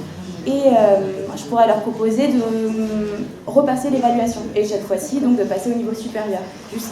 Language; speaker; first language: French; native; French